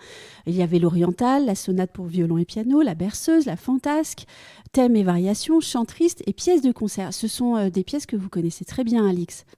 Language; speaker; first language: French; native; French